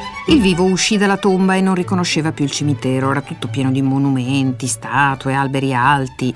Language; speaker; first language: Italian; native; Italian